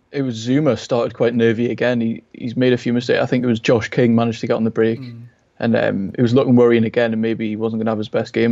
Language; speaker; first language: English; native; English